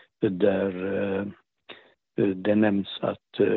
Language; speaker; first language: Swedish; non-native, fluent; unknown